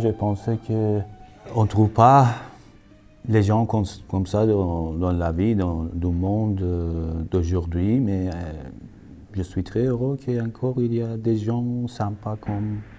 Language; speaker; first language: French; non-native, fluent; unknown